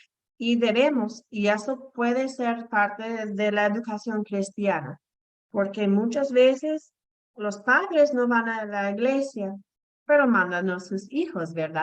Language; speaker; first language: Spanish; non-native, fluent; English